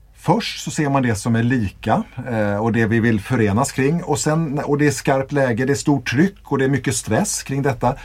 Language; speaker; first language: Swedish; native; Swedish